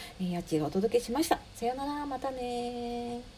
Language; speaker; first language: Japanese; native; Japanese